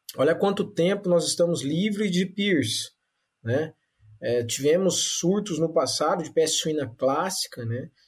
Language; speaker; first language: Portuguese; native; Portuguese